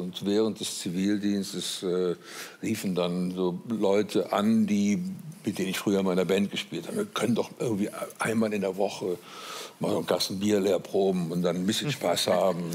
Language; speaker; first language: German; native; German